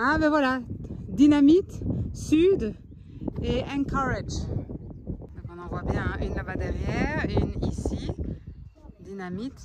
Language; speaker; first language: French; native; French